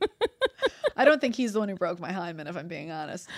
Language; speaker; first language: English; native; English